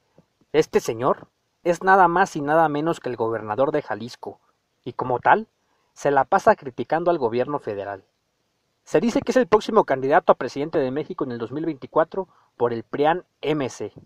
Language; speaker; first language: Spanish; native; Spanish